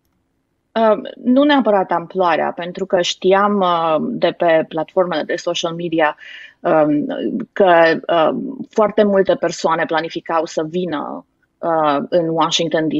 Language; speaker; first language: Romanian; native; Romanian